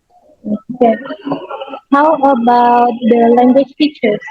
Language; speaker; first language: English; non-native, learner; Indonesian